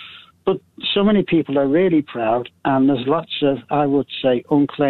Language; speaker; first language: English; native; English